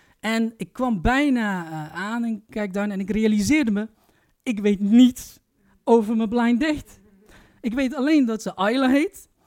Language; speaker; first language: Dutch; early bilingual, other home language; Turkish